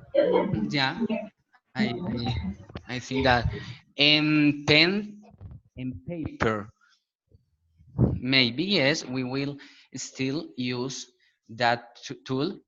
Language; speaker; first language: English; non-native, learner; Spanish